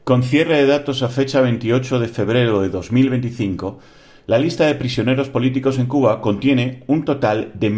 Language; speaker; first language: Spanish; native; Spanish